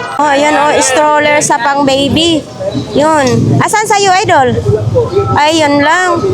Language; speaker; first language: Filipino; non-native, local second language; Cebuano